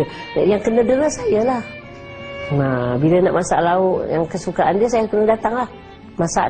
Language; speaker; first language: Malay; native; Malay